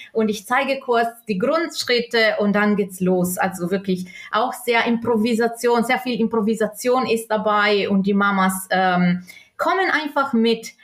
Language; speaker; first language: German; non-native, local second language; Italian